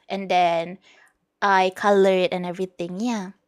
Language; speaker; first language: English; non-native, local second language; Malay